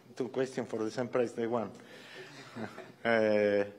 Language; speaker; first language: English; non-native, fluent; Spanish